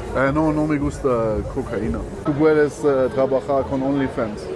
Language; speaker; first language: Spanish; non-native, learner; German